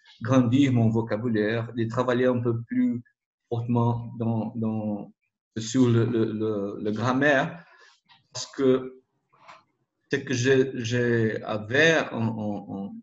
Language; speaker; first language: French; non-native, learner; Portuguese